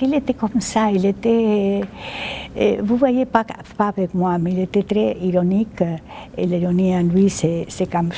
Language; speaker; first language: French; non-native, fluent; Spanish